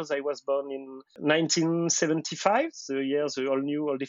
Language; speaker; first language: English; non-native, fluent; French